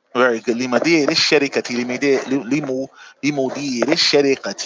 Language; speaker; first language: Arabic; non-native, fluent; English